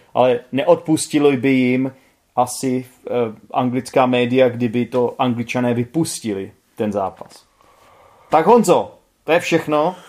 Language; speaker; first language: Czech; native; Czech